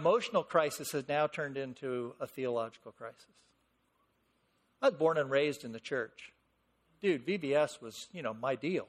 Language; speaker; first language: English; native; English